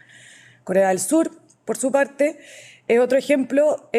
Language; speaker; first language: Spanish; native; Spanish